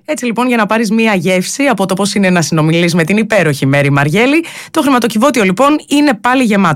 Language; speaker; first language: Greek; native; Greek